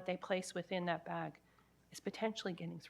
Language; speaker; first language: English; native; English